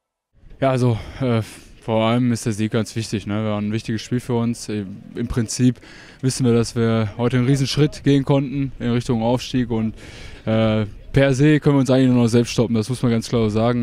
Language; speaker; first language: German; native; German